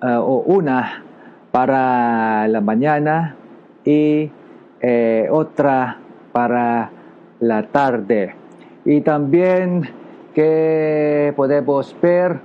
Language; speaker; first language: Spanish; non-native, learner; Filipino